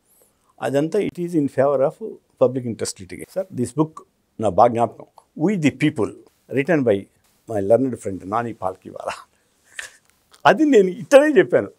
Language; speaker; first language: Telugu; native; Telugu